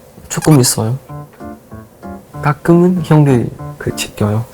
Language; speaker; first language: Korean; non-native, learner; Thai